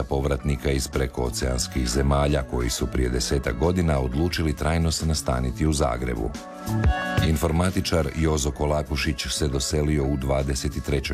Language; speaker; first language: Serbian; native; Serbian